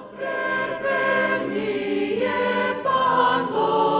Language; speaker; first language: Slovak; non-native, local second language; Serbian